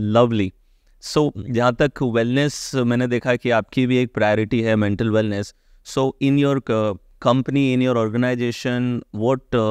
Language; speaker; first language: Hindi; native; Hindi